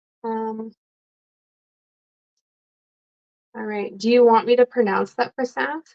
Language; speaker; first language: English; non-native, fluent; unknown